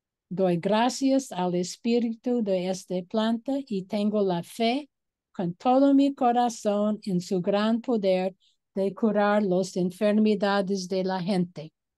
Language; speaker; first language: Spanish; non-native, fluent; English